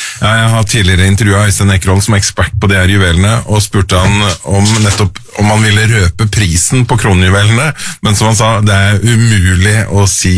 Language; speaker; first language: Norwegian; native; Norwegian